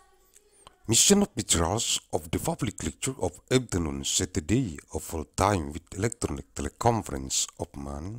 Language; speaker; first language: English; non-native, learner; Indonesian